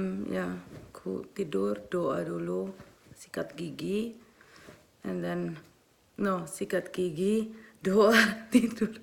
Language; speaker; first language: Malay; early bilingual, heritage; Malay